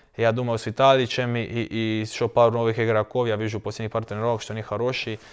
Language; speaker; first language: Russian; non-native, learner; Croatian